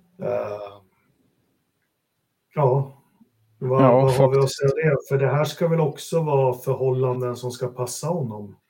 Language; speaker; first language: Swedish; native; Swedish